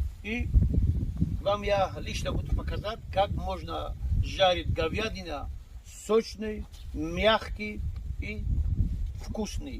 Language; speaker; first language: Russian; non-native, learner; Tajik